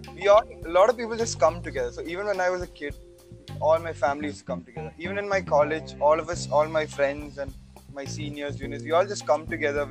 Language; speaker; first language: English; non-native, local second language; Malayalam